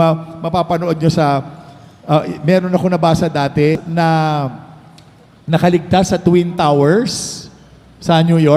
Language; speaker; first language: Filipino; native; Filipino